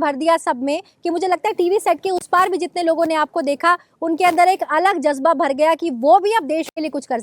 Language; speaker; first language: Hindi; native; Hindi